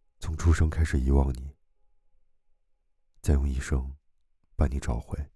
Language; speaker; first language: Chinese; native; Chinese